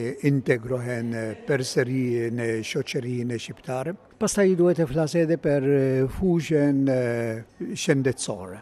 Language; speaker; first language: Albanian; non-native, fluent; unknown